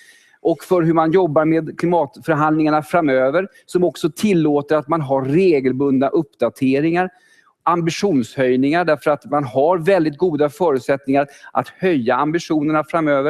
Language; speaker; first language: Swedish; native; Swedish